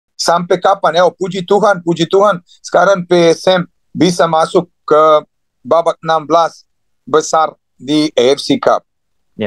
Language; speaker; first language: Indonesian; non-native, fluent; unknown